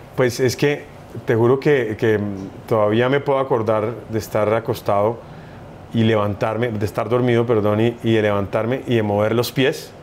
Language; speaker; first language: Spanish; native; Spanish